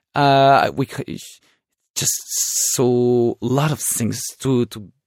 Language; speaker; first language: English; non-native, fluent; French